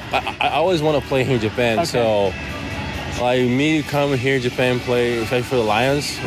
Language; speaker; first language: English; non-native, fluent; Portuguese